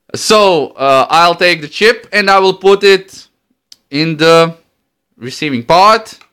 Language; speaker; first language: English; non-native, fluent; Croatian